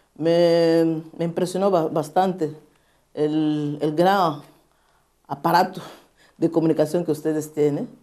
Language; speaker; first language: Spanish; non-native, fluent; Portuguese